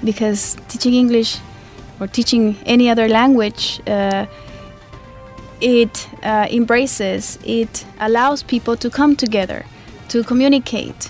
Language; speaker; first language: English; non-native, fluent; Spanish